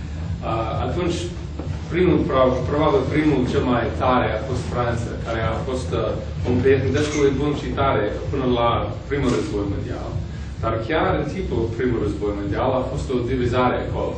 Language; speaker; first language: Romanian; non-native, fluent; English